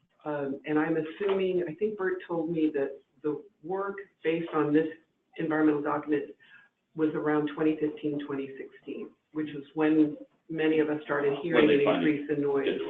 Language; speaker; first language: English; native; English